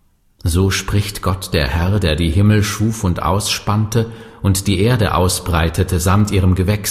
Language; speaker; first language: German; native; German